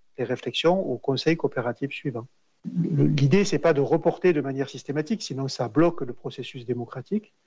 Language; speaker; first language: French; native; French